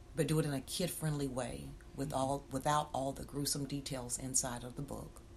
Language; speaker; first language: English; native; English